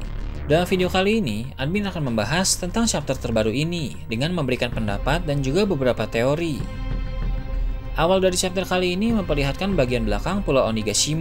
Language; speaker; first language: Indonesian; native; Indonesian